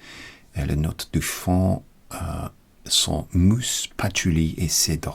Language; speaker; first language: French; non-native, learner; English